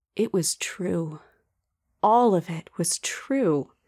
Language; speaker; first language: English; native; English